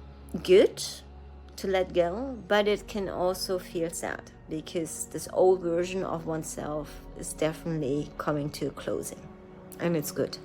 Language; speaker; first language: English; non-native, fluent; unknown